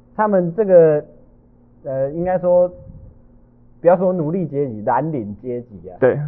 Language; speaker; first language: Chinese; non-native, local second language; Min Nan Chinese